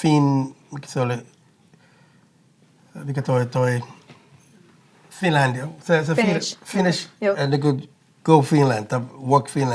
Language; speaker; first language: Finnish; non-native, fluent; English